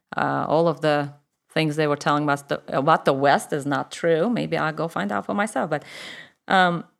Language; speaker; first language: English; non-native, fluent; Russian